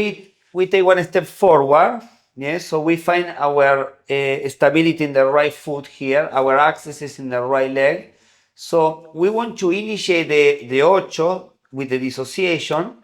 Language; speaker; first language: English; non-native, fluent; Spanish